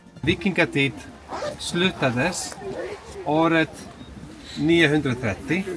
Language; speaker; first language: Swedish; non-native, fluent; Icelandic